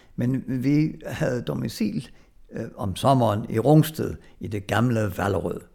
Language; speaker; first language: Danish; early bilingual, other home language; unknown